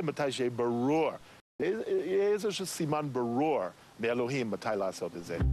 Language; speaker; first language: Hebrew; non-native, fluent; English